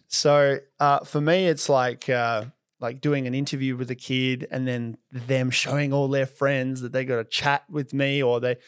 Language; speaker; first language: English; native; English